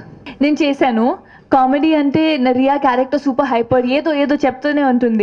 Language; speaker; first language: Telugu; non-native, fluent; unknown